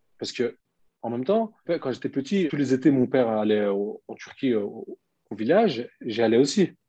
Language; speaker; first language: French; early bilingual, other home language; Turkish